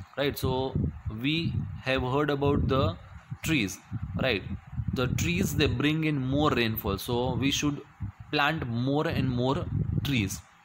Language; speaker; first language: English; non-native, local second language; Gujarati